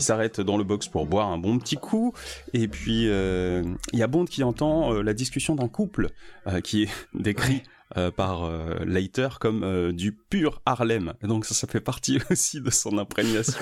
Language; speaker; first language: French; native; French